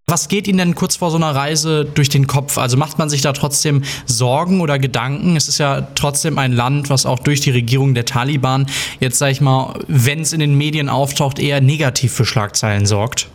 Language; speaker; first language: German; native; German